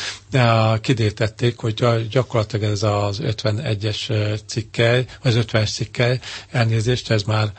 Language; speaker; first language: Hungarian; native; Hungarian